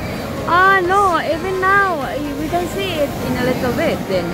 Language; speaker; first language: English; non-native, learner; Filipino